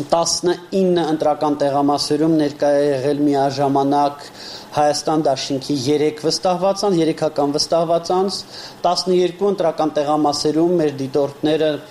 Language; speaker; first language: Armenian; native; Armenian